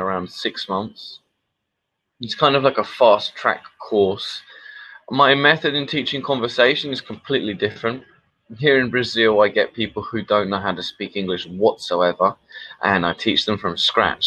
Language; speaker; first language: English; native; English